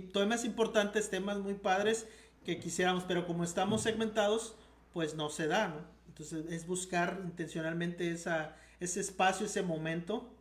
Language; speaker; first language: Spanish; native; Spanish